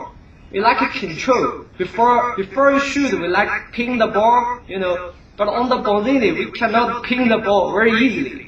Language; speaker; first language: English; non-native, learner; Chinese